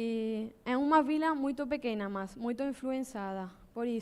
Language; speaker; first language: Portuguese; non-native, learner; Spanish